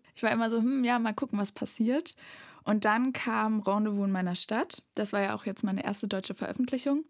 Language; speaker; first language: German; native; German